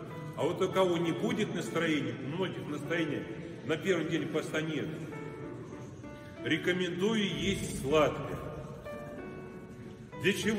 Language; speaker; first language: Russian; native; Russian